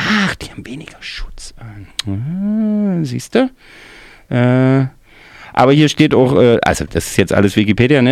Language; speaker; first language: German; native; German